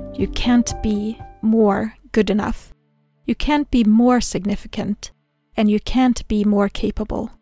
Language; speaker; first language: English; non-native, fluent; Swedish